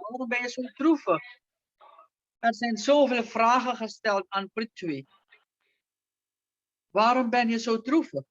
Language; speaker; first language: Dutch; non-native, local second language; Caribbean Hindustani